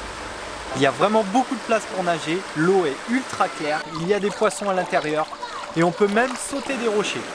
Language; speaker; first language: French; native; French